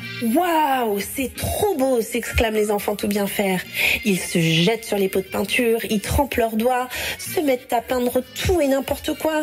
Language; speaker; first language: French; native; French